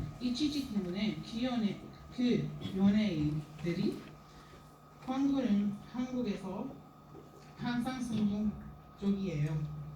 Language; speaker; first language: Korean; non-native, learner; Arabic